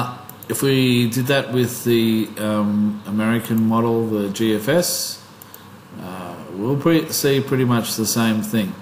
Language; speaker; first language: English; native; English